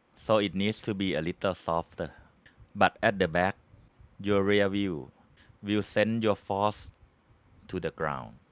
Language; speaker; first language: English; non-native, fluent; Thai